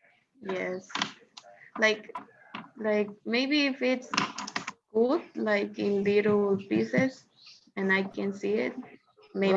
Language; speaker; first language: English; non-native, fluent; Spanish